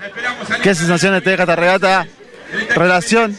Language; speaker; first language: Spanish; native; Spanish